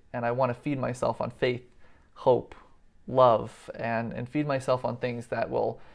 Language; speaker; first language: English; native; English